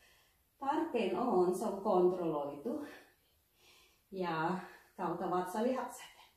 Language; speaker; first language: Finnish; non-native, learner; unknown